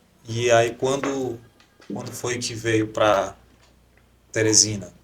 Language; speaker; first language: Portuguese; native; Portuguese